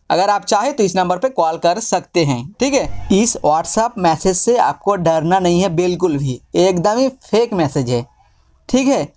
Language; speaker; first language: Hindi; non-native, local second language; Bangla